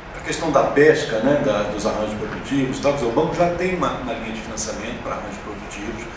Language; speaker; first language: Portuguese; native; Portuguese